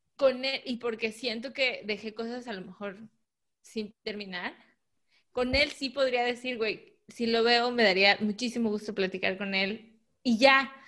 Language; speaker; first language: Spanish; native; Spanish